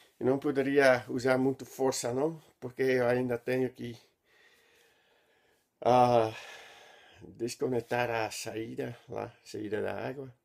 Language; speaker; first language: Portuguese; non-native, learner; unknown